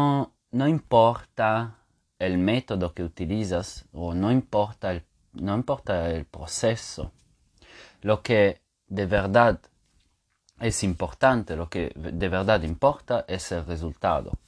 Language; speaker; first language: Spanish; non-native, fluent; Italian